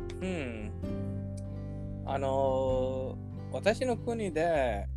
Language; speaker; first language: Japanese; non-native, learner; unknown